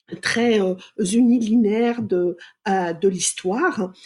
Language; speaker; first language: French; non-native, fluent; Persian